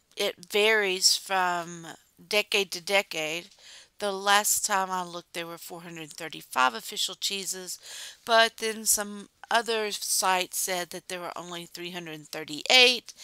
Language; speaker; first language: English; native; English